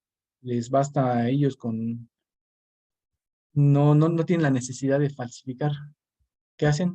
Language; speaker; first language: Spanish; native; Spanish